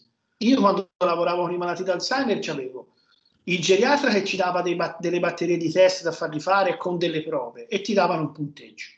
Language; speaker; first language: Italian; native; Italian